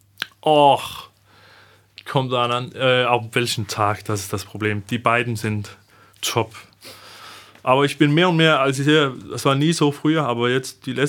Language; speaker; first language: German; non-native, fluent; Danish